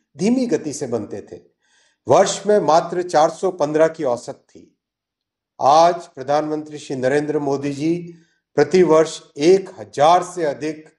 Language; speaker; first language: Hindi; native; Hindi